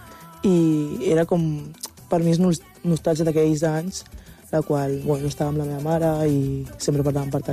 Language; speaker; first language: Catalan; early bilingual, other home language; Wolof